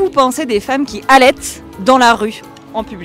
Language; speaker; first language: French; native; French